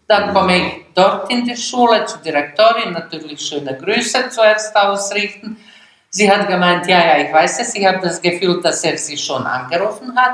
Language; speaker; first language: German; non-native, fluent; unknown